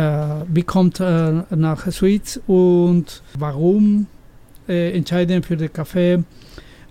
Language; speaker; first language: German; non-native, learner; Spanish